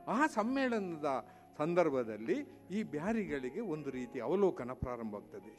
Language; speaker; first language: Kannada; non-native, local second language; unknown